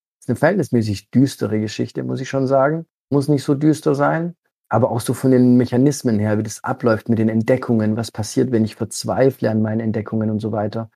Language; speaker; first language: German; early bilingual, other home language; Italian